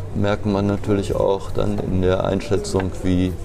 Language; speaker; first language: German; native; German